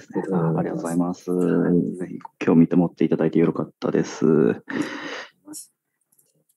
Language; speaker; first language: Japanese; native; Japanese